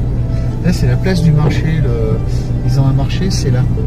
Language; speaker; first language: French; native; French